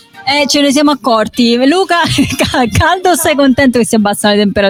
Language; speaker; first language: Italian; native; Italian